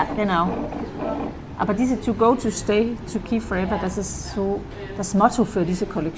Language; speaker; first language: German; non-native, fluent; Danish